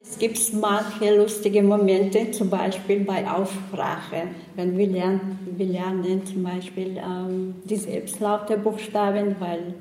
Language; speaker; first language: German; non-native, learner; Chechen